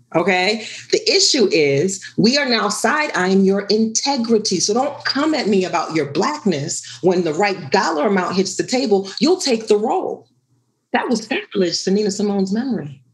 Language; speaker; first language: English; native; English